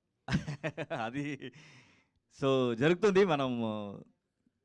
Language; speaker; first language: Telugu; non-native, learner; Kannada